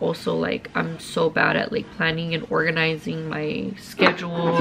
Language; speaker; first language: English; early bilingual, other home language; Spanish